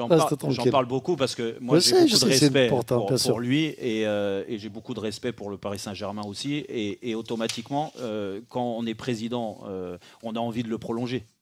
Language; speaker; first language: French; native; French